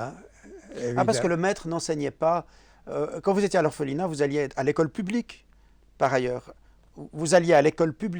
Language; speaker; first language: French; native; French